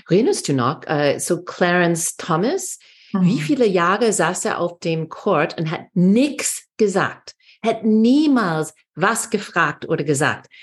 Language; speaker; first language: German; non-native, fluent; English